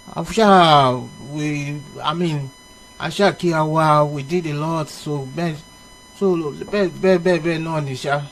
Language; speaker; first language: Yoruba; early bilingual, heritage; Yoruba